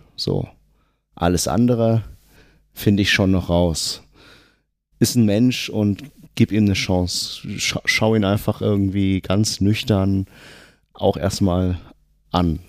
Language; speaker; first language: German; native; German